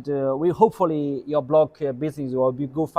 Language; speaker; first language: English; non-native, learner; Chinese